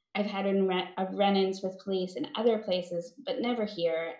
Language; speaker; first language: English; native; English